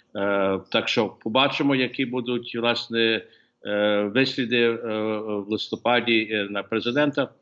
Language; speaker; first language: Ukrainian; early bilingual, heritage; Ukrainian